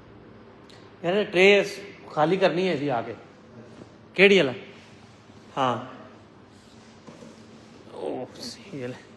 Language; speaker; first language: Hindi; non-native, local second language; Punjabi